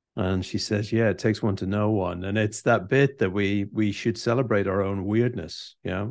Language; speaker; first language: English; native; English